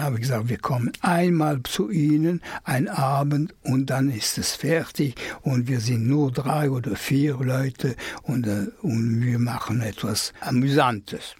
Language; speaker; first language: German; non-native, fluent; French